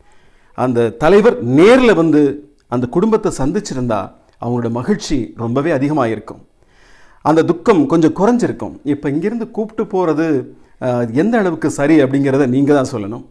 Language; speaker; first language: Tamil; native; Tamil